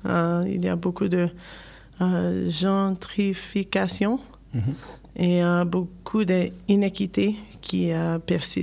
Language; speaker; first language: French; non-native, learner; English